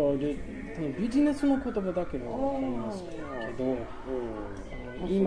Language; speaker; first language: Japanese; non-native, learner; English